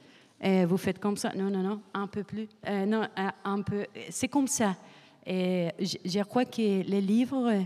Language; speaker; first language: French; non-native, learner; Spanish